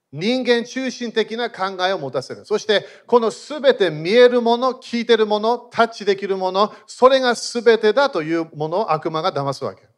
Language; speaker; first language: Japanese; non-native, fluent; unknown